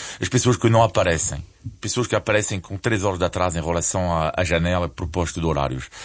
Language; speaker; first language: Portuguese; non-native, fluent; French